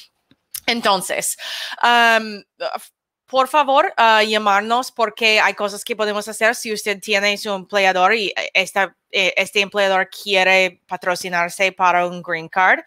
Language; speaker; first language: Spanish; non-native, learner; English